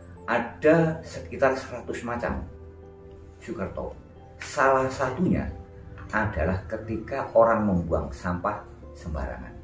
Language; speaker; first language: Indonesian; non-native, local second language; Javanese